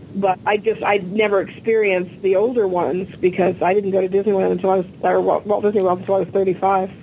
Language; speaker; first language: English; native; English